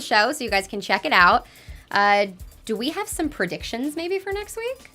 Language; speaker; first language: English; native; English